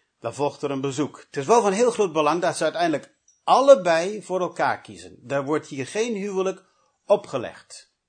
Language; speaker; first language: Dutch; early bilingual, other home language; English